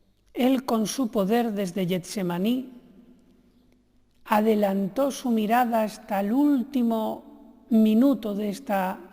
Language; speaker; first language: Spanish; native; Spanish